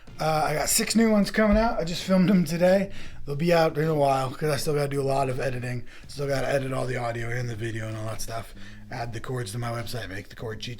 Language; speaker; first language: English; native; English